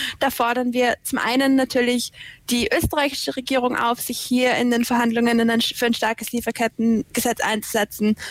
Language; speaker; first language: German; native; German